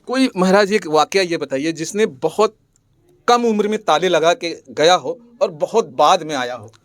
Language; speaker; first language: Hindi; native; Hindi